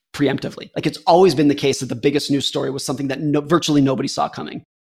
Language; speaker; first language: English; native; English